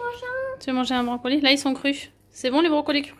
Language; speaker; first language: French; native; French